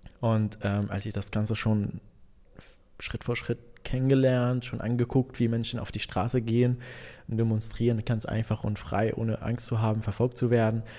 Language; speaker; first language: German; non-native, fluent; Arabic